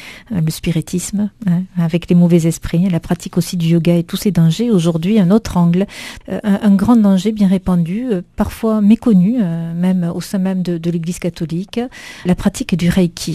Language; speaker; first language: French; native; French